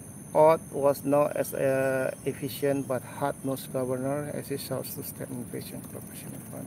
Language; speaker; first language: English; non-native, local second language; Malay